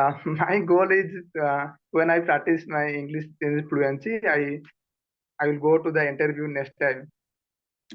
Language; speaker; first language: English; non-native, learner; Odia